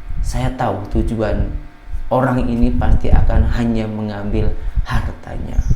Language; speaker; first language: Indonesian; native; Indonesian